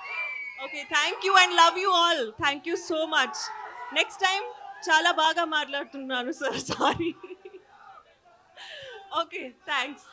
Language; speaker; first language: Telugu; non-native, learner; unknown